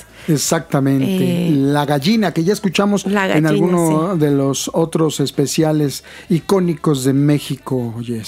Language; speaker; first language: Spanish; native; Spanish